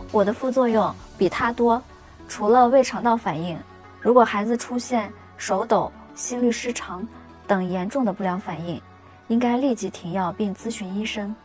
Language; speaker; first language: Chinese; native; Chinese